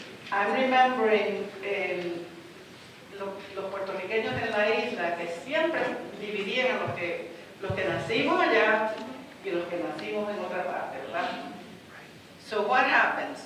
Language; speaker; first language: Spanish; native; Spanish